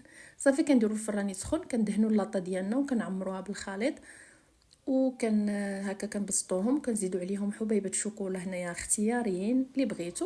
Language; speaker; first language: Arabic; native; Arabic